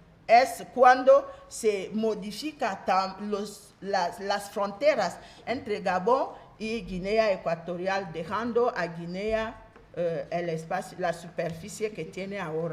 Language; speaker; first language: Spanish; non-native, fluent; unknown